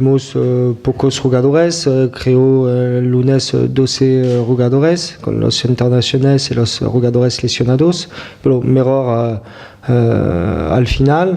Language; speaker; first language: Spanish; non-native, fluent; French